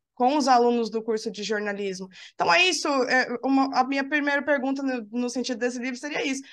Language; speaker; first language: Portuguese; native; Portuguese